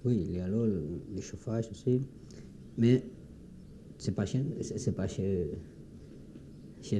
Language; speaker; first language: French; non-native, learner; Spanish